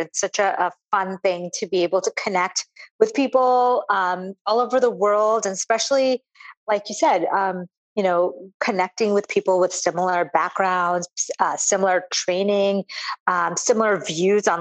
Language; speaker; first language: English; native; English